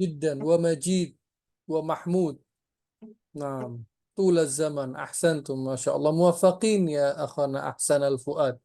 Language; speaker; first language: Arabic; non-native, fluent; Indonesian